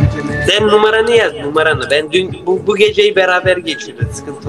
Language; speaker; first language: Turkish; native; Turkish